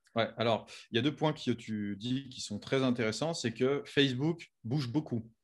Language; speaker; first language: French; native; French